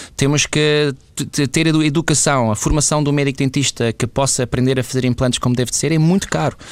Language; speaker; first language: Portuguese; early bilingual, other home language; English